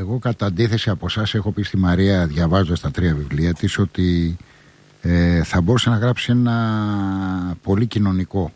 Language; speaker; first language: Greek; native; Greek